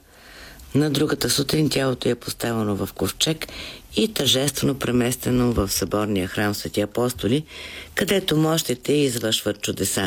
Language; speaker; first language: Bulgarian; native; Bulgarian